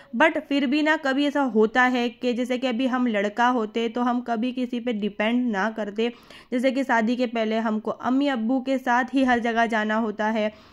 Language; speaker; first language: Hindi; native; Hindi